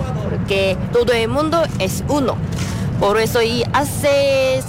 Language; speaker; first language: Spanish; non-native, learner; Korean